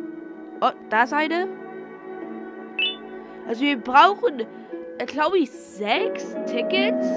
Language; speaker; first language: German; non-native, learner; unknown